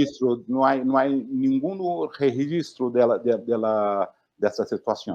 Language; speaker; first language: Spanish; non-native, learner; Portuguese